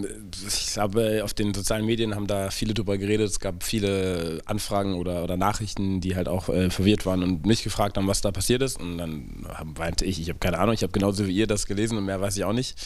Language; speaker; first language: German; native; German